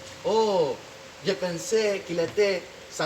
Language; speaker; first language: French; non-native, learner; Spanish